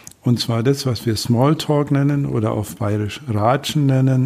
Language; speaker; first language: German; native; German